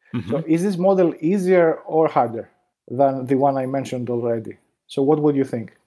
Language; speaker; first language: English; non-native, fluent; Greek